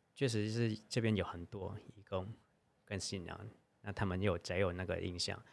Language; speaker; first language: Chinese; non-native, fluent; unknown